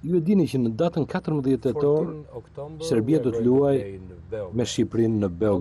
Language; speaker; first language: Albanian; native; Albanian